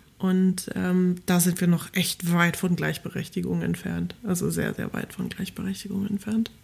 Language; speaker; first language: German; early bilingual, other home language; Polish